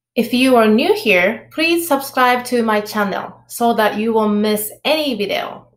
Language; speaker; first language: English; non-native, fluent; Japanese